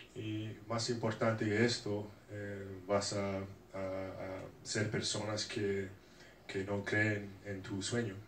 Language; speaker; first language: Spanish; non-native, learner; English